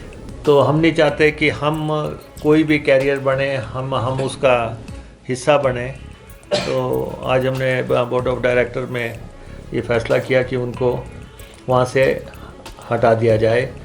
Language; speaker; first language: Hindi; native; Hindi